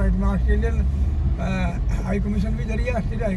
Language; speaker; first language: Hindi; native; Hindi